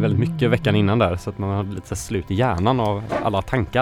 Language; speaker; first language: Swedish; native; Swedish